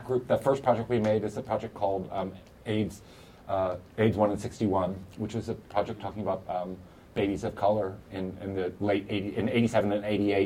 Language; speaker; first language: English; native; English